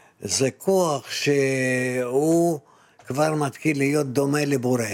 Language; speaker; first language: Hebrew; non-native, fluent; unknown